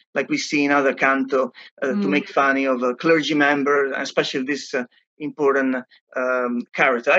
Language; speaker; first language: English; non-native, fluent; Italian